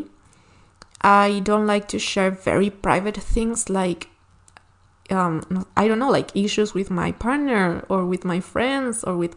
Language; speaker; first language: English; non-native, fluent; Spanish